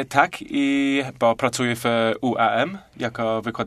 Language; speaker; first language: Polish; non-native, learner; English